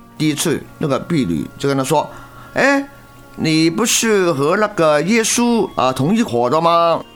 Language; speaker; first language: Chinese; non-native, local second language; Cantonese